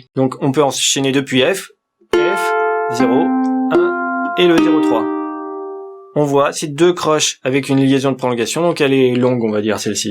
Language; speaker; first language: French; native; French